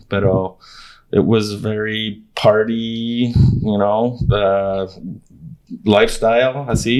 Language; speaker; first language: English; early bilingual, other home language; Spanish